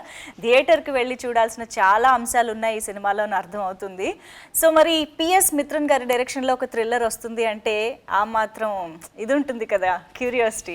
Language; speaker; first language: Telugu; native; Telugu